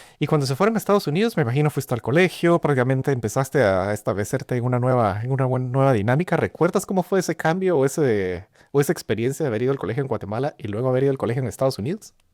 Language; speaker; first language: Spanish; native; Spanish